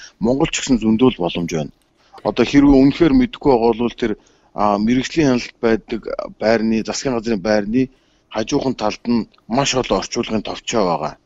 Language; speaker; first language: Mongolian; native; Mongolian